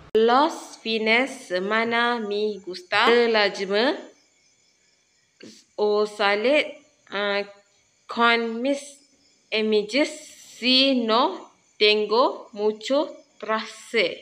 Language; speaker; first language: Spanish; non-native, learner; Malay